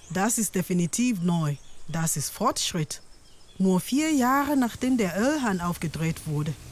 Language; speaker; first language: German; non-native, fluent; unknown